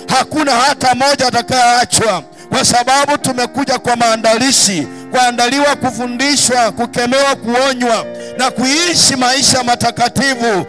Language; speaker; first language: Swahili; non-native, local second language; Luyia